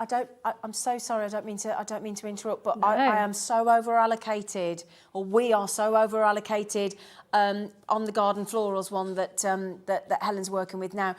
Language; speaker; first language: English; native; English